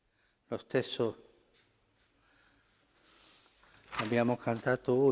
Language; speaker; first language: Italian; non-native, fluent; Spanish